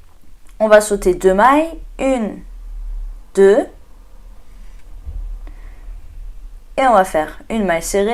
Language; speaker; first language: French; native; French